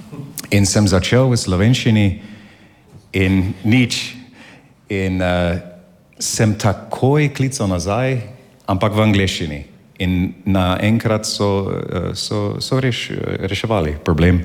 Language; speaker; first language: Slovenian; non-native, fluent; English